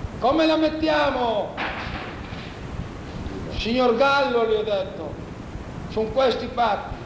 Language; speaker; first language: Italian; non-native, local second language; Friulian